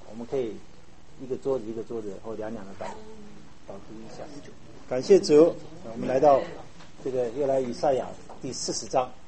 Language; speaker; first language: Chinese; native; Chinese